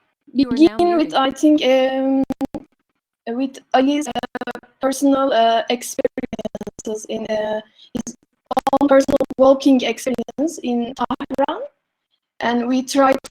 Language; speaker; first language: English; non-native, learner; Turkish